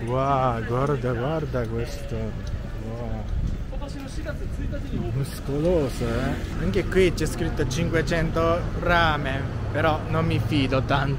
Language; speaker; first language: Italian; non-native, learner; Japanese